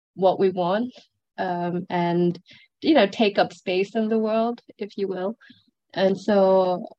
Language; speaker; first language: English; non-native, fluent; Sinhala